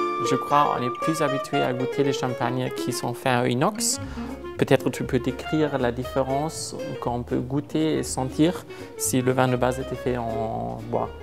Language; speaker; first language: French; non-native, fluent; German